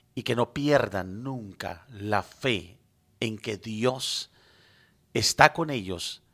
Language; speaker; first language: Spanish; early bilingual, heritage; Spanish